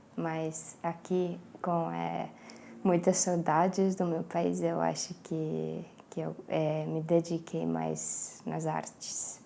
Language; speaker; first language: Portuguese; non-native, fluent; Estonian